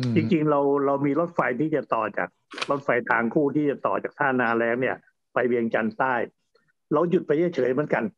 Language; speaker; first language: Thai; native; Thai